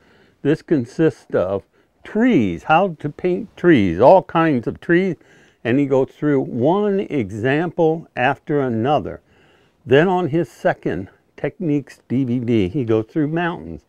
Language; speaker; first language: English; native; English